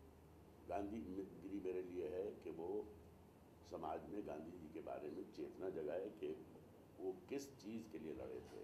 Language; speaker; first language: Hindi; native; Hindi